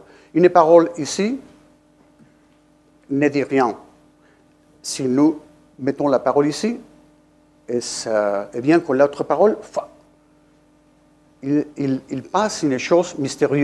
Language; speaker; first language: French; non-native, fluent; Spanish